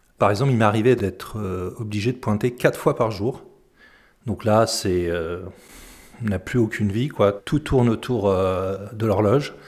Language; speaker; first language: French; early bilingual, other home language; Arabic